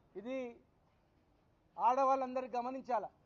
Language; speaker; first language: Telugu; native; Telugu